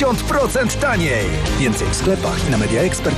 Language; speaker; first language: Polish; native; Polish